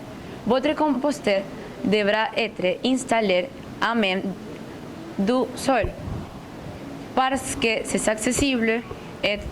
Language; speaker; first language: French; non-native, learner; Spanish